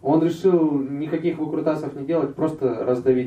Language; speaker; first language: Russian; native; Russian